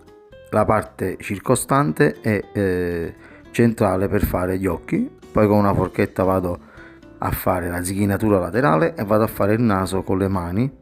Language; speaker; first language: Italian; native; Italian